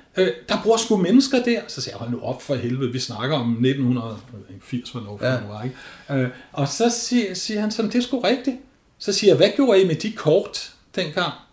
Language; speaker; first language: Danish; native; Danish